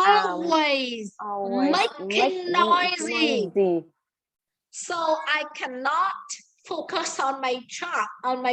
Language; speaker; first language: English; non-native, learner; Vietnamese